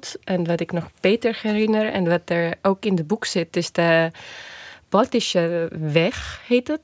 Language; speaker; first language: Dutch; non-native, fluent; Estonian